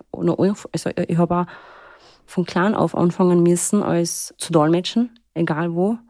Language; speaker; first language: German; early bilingual, other home language; Turkish